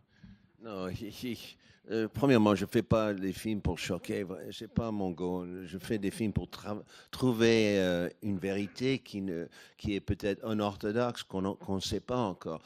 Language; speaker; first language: French; non-native, fluent; English